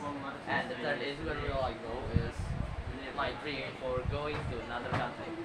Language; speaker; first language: English; non-native, learner; Indonesian